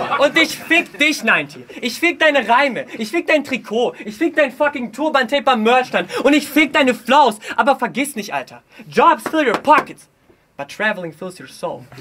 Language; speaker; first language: German; early bilingual, other home language; Russian